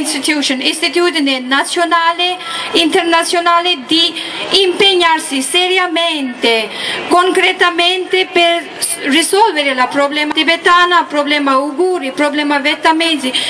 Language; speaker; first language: Italian; non-native, learner; Tibetan